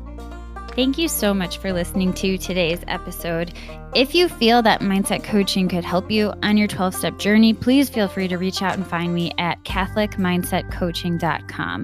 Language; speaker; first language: English; native; English